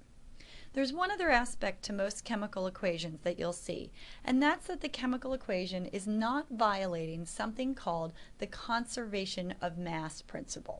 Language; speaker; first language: English; native; English